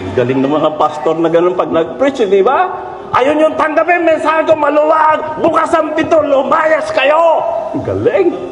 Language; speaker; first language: Filipino; non-native, local second language; Iloko